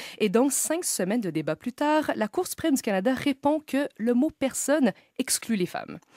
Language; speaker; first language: French; native; French